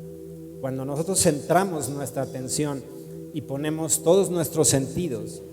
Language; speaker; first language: Spanish; native; Spanish